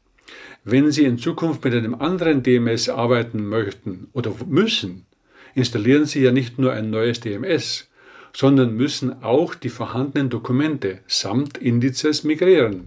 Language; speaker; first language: German; native; German